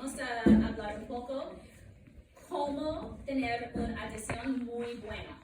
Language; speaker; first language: Spanish; non-native, learner; English